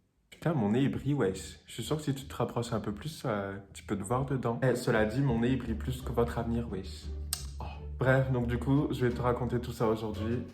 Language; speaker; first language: French; native; French